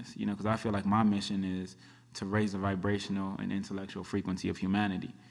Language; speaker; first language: English; early bilingual, other home language; Akan